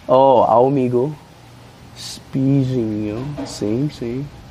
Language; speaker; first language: Portuguese; non-native, learner; English